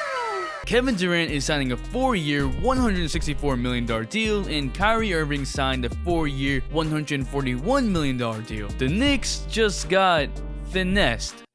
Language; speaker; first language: English; native; English